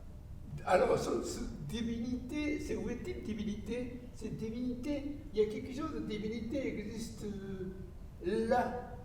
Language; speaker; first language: French; non-native, learner; Japanese